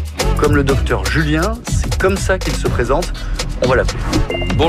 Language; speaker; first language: French; native; French